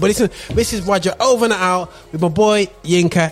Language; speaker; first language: English; native; English